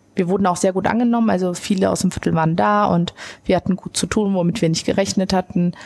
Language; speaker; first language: German; native; German